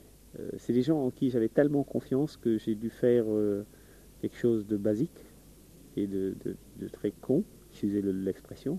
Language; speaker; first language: French; non-native, local second language; Wolof